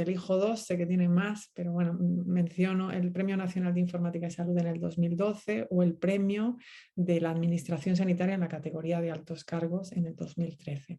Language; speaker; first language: Spanish; native; Spanish